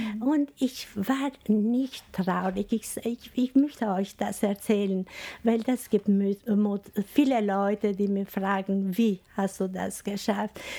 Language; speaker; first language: German; non-native, fluent; Albanian